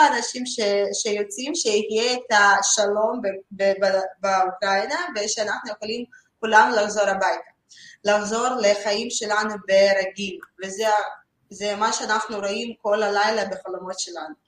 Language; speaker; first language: Hebrew; non-native, learner; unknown